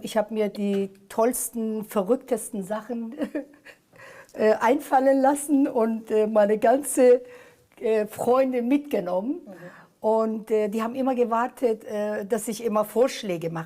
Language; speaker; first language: German; non-native, fluent; Persian